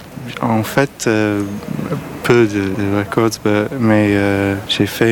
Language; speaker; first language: French; non-native, learner; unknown